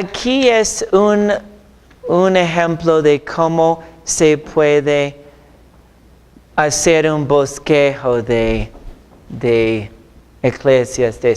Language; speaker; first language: Spanish; non-native, fluent; English